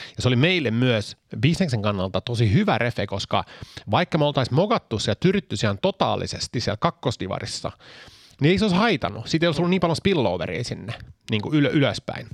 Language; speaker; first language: Finnish; early bilingual, heritage; Finnish